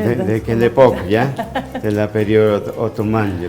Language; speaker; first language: French; non-native, fluent; Spanish